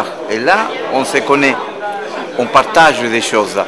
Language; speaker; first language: French; non-native, fluent; Spanish